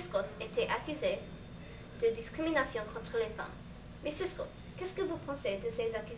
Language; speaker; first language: French; non-native, learner; English